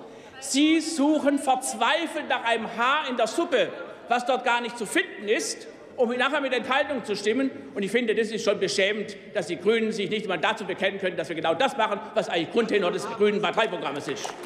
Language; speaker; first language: German; native; German